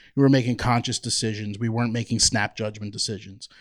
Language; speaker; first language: English; native; English